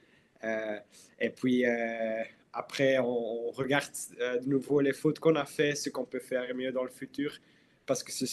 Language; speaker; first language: French; non-native, local second language; Dutch